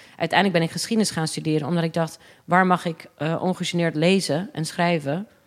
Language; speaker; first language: Dutch; early bilingual, other home language; English